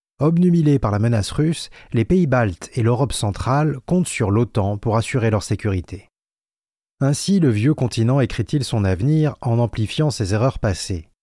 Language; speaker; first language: French; native; French